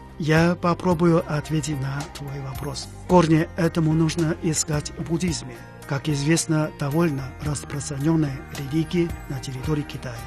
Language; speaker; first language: Russian; non-native, fluent; Chinese